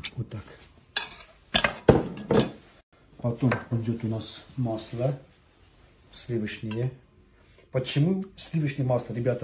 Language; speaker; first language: Russian; non-native, fluent; Armenian